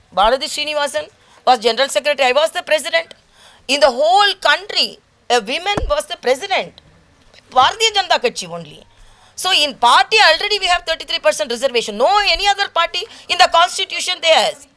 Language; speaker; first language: English; non-native, local second language; Tamil